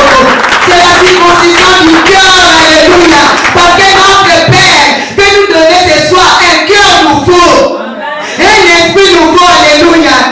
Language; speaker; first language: French; non-native, local second language; Lingala